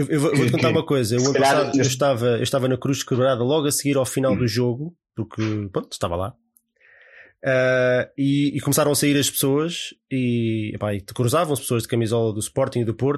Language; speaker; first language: Portuguese; native; Portuguese